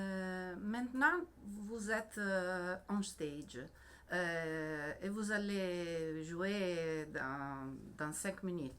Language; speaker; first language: French; non-native, learner; Italian